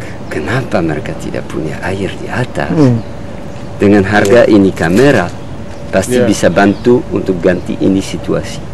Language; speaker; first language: Indonesian; non-native, learner; French